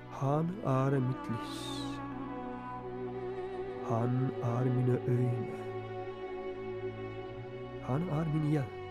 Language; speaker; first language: Norwegian; non-native, fluent; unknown